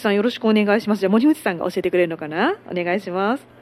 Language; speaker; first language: Japanese; native; Japanese